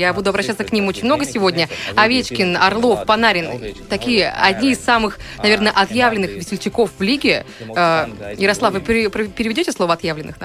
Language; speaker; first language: Russian; native; Russian